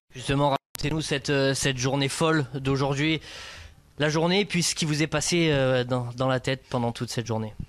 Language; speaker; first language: French; native; French